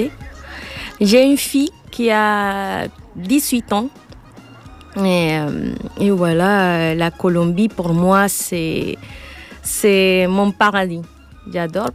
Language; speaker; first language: French; non-native, learner; Spanish